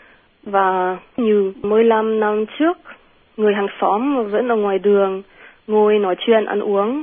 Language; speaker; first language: Vietnamese; non-native, fluent; German